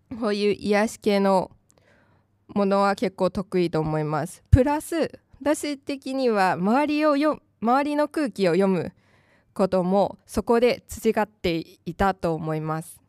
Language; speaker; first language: Japanese; non-native, fluent; Chinese